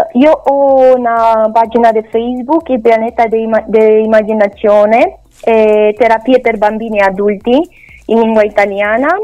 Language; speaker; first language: Italian; non-native, learner; Romanian